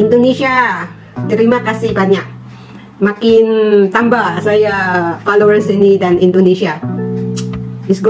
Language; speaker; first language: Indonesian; non-native, learner; Waray